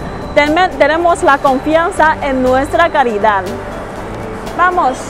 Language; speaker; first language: Spanish; non-native, learner; Chinese